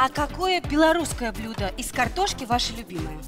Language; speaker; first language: Russian; native; Russian